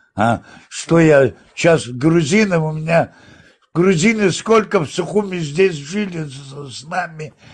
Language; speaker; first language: Russian; non-native, local second language; Abkhazian